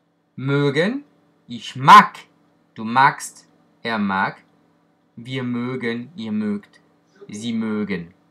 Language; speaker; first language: German; non-native, fluent; French